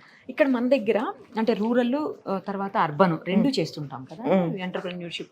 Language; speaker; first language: Telugu; native; Telugu